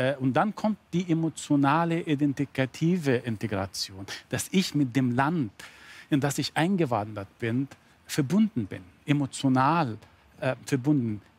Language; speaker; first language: German; non-native, fluent; Arabic